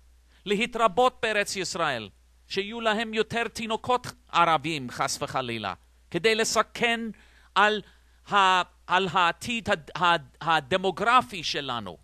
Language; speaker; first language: Hebrew; non-native, fluent; English